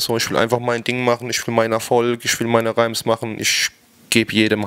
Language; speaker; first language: German; native; German